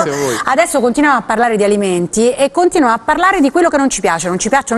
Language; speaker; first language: Italian; native; Italian